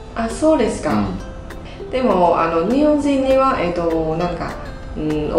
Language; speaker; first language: Japanese; non-native, learner; Vietnamese